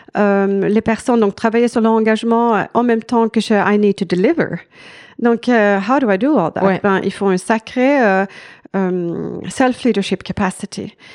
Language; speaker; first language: French; non-native, fluent; Swedish